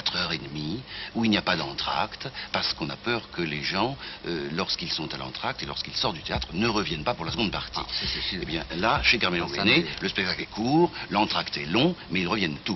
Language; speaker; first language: French; native; French